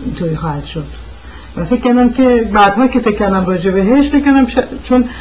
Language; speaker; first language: Persian; early bilingual, heritage; Persian